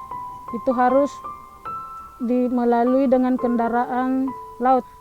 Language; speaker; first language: Indonesian; non-native, local second language; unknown